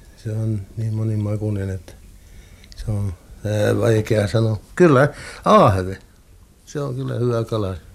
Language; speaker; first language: Finnish; non-native, local second language; Swedish